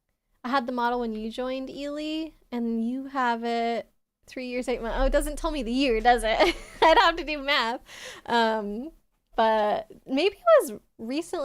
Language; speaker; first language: English; native; English